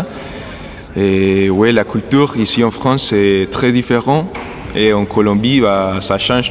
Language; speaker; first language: French; non-native, fluent; Spanish